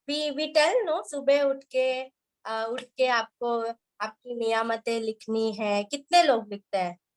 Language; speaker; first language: Hindi; native; Hindi